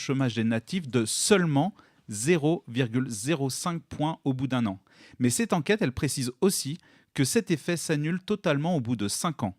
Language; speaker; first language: French; native; French